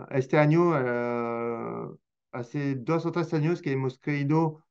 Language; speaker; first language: Spanish; non-native, fluent; French